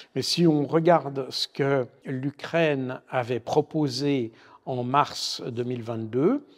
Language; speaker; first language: French; native; French